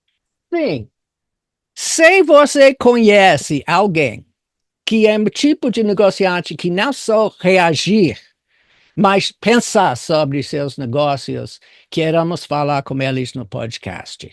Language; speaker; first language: Portuguese; non-native, fluent; English